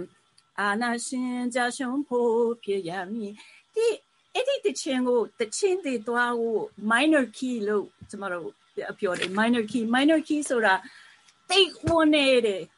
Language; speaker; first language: Burmese; early bilingual, heritage; Burmese